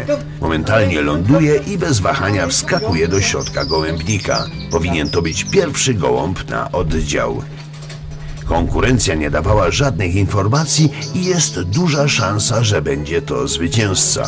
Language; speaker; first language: Polish; native; Polish